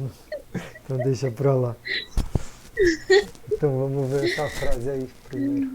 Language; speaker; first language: Portuguese; native; Portuguese